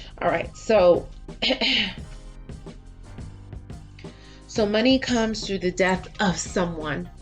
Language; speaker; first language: English; native; English